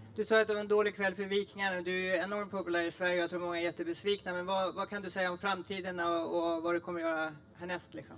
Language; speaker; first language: Swedish; native; Swedish